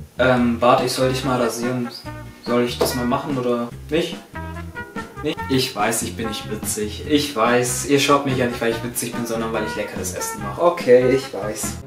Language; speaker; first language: German; early bilingual, other home language; Turkish